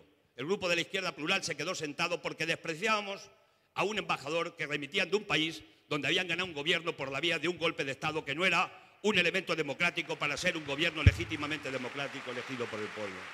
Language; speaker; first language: Spanish; native; Spanish